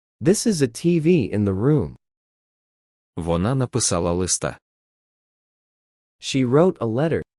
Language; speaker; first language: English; non-native, fluent; Ukrainian